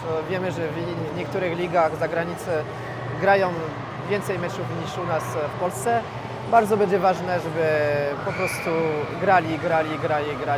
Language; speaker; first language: Polish; non-native, fluent; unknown